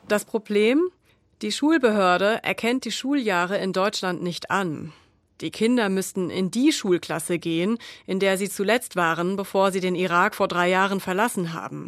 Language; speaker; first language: German; native; German